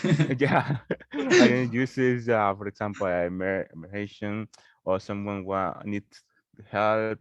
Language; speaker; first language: English; non-native, learner; Spanish